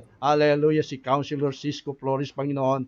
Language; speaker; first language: Filipino; native; Filipino